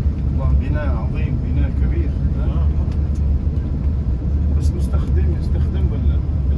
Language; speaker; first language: Arabic; non-native, fluent; Tatar